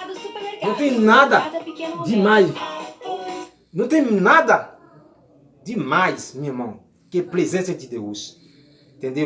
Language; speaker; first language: Portuguese; non-native, learner; Haitian Creole